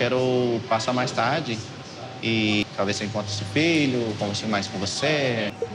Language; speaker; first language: Portuguese; non-native, learner; English